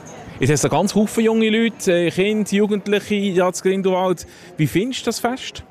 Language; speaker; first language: German; native; German